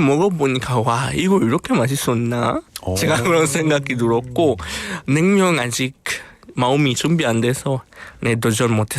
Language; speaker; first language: Korean; non-native, fluent; Spanish